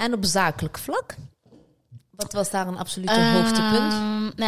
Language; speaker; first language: Dutch; early bilingual, other home language; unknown